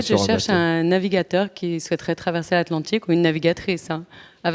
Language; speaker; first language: French; native; French